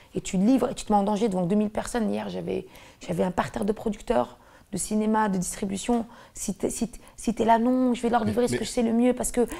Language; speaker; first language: French; native; French